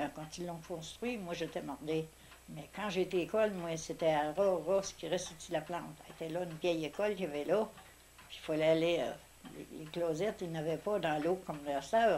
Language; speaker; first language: French; native; French